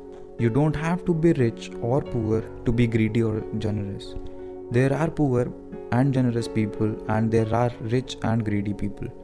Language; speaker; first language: English; non-native, local second language; Hindi